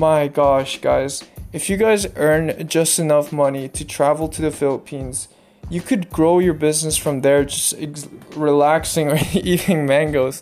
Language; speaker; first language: English; non-native, local second language; Korean